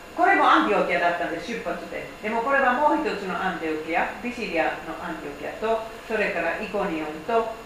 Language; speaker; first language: Japanese; non-native, fluent; Finnish